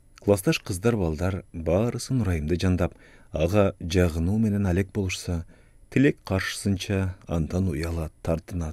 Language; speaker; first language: Kyrgyz; native; Kyrgyz